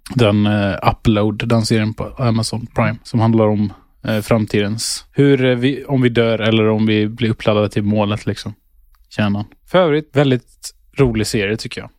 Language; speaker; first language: Swedish; native; Swedish